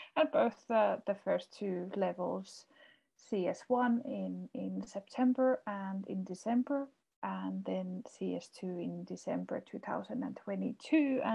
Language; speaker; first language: English; non-native, fluent; Finnish